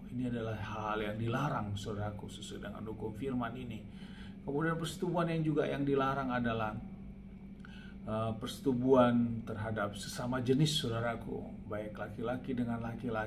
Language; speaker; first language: Indonesian; native; Indonesian